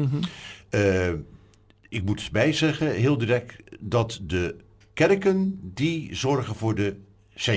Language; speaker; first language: Dutch; native; Dutch